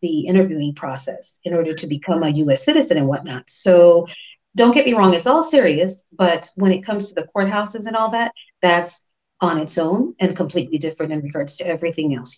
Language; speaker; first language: English; early bilingual, other home language; Spanish